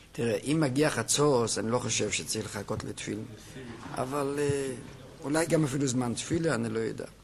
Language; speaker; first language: Hebrew; native; Hebrew